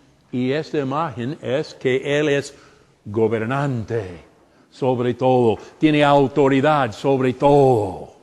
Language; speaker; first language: Spanish; non-native, fluent; English